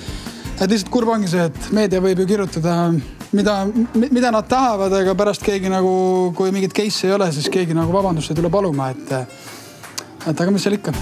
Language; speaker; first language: Estonian; native; Estonian